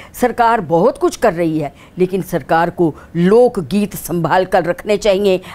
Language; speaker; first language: Hindi; non-native, local second language; Dogri